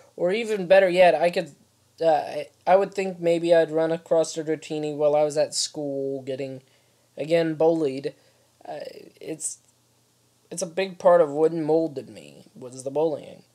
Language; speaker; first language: English; native; English